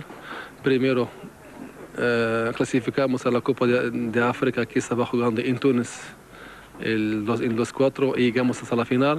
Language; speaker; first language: Spanish; non-native, fluent; Arabic